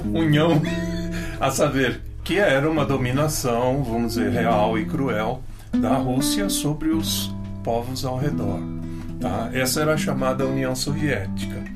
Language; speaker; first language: Portuguese; non-native, local second language; Ukrainian